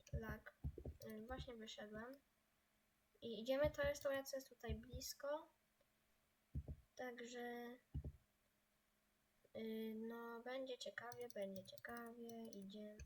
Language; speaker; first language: Polish; native; Polish